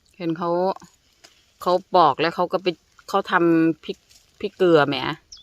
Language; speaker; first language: Thai; native; Thai